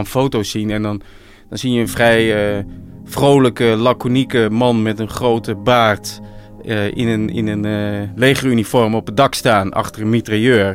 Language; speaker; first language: Dutch; native; Dutch